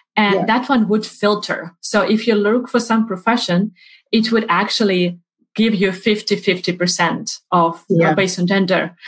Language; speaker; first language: English; non-native, fluent; Ukrainian